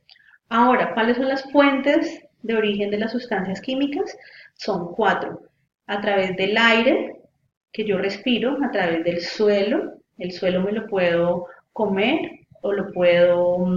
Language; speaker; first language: Spanish; native; Spanish